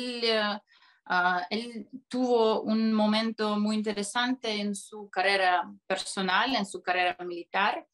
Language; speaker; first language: Spanish; non-native, fluent; Russian